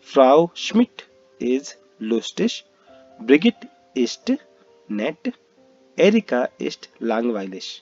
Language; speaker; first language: German; non-native, fluent; Hindi